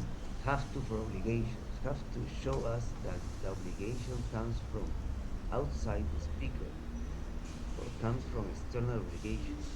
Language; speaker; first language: English; non-native, learner; Spanish